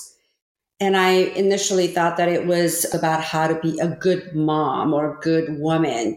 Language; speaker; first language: English; early bilingual, other home language; Korean